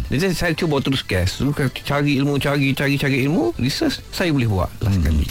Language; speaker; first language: Malay; native; Malay